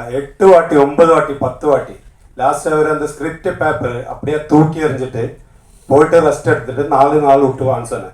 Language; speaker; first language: Tamil; non-native, learner; Malayalam